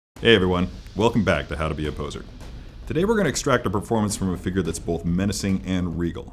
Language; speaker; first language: English; native; English